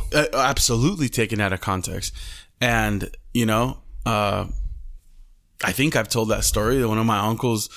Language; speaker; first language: English; early bilingual, other home language; Spanish